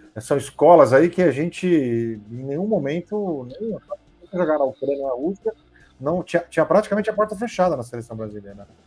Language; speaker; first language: Portuguese; native; Portuguese